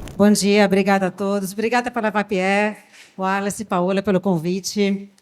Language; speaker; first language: Portuguese; early bilingual, other home language; French